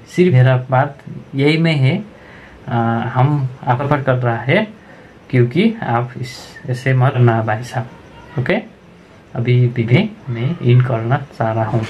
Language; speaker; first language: Hindi; non-native, local second language; Nepali